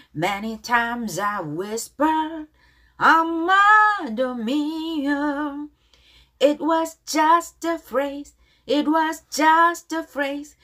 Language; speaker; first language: English; non-native, fluent; Korean